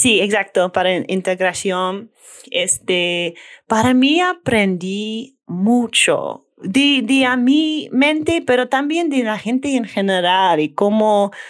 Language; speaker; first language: Spanish; non-native, learner; English